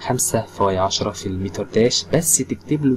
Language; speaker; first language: Arabic; native; Arabic